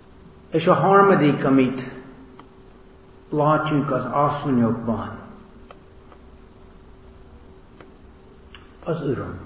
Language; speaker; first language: Hungarian; non-native, learner; English